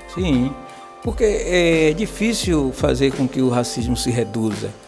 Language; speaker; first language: Portuguese; native; Portuguese